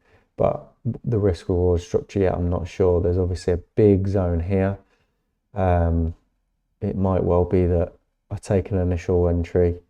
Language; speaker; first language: English; native; English